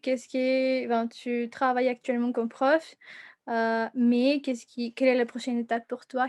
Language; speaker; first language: French; non-native, fluent; Spanish